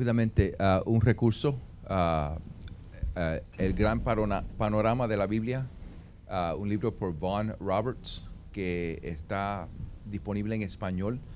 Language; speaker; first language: Spanish; early bilingual, heritage; Spanish